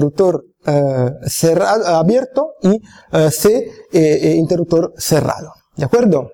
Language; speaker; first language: Spanish; non-native, fluent; Italian